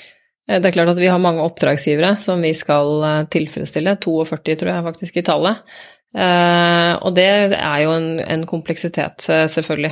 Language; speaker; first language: Norwegian; native; Norwegian